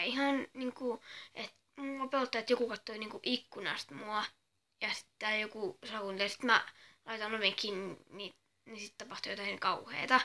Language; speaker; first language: Finnish; native; Finnish